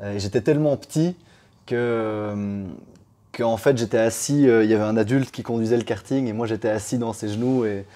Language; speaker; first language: French; native; French